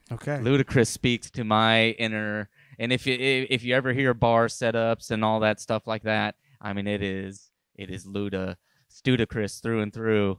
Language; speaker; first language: English; native; English